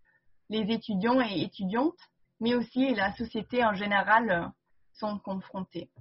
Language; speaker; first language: French; non-native, fluent; German